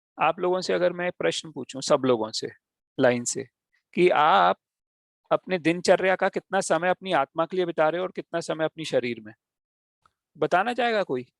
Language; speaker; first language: Hindi; native; Hindi